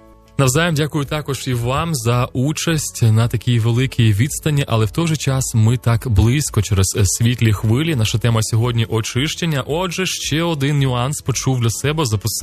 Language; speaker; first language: Ukrainian; native; Ukrainian